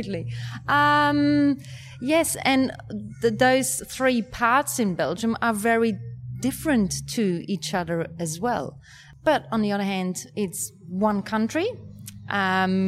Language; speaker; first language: English; non-native, fluent; Dutch